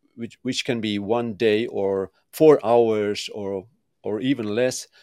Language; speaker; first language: English; non-native, fluent; Finnish